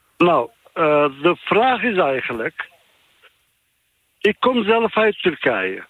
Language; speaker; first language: Dutch; non-native, fluent; Turkish